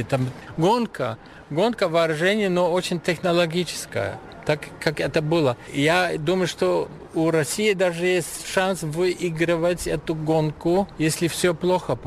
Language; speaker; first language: Russian; non-native, fluent; German